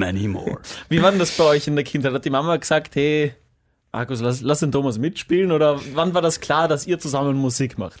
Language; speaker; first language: German; native; German